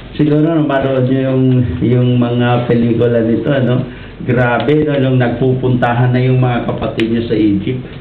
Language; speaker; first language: Filipino; non-native, local second language; Iloko